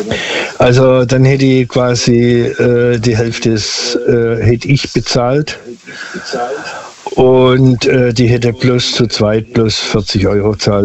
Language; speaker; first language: German; non-native, local second language; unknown